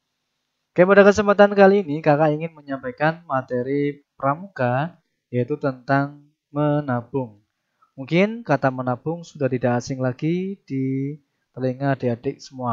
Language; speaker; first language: Indonesian; native; Indonesian